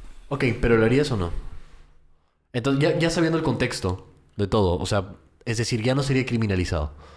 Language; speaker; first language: Spanish; early bilingual, heritage; Spanish